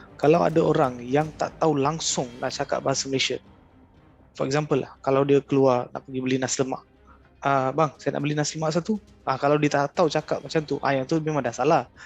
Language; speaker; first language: Malay; non-native, local second language; Tamil